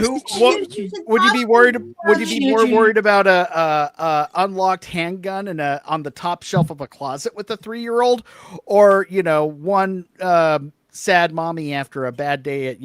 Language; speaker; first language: English; native; English